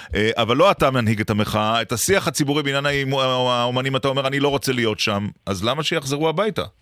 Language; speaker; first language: Hebrew; native; Hebrew